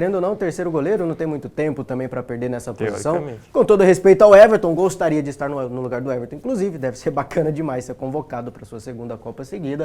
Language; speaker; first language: Portuguese; native; Portuguese